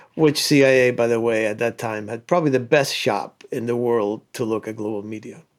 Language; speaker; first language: English; early bilingual, other home language; Spanish